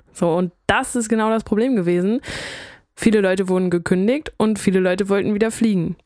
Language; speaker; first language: German; native; German